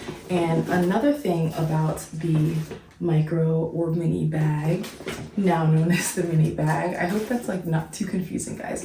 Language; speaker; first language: English; native; English